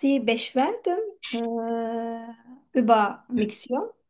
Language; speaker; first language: German; non-native, fluent; Turkish